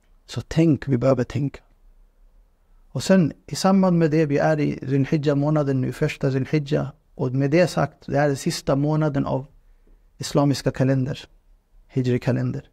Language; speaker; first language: Swedish; non-native, fluent; Urdu